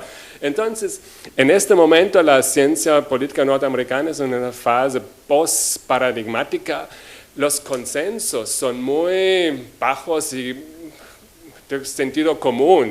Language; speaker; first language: Spanish; non-native, fluent; German